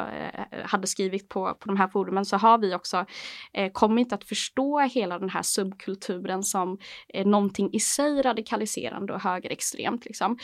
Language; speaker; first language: Swedish; native; Swedish